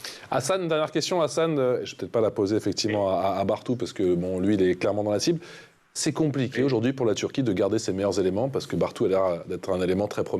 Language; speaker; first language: French; native; French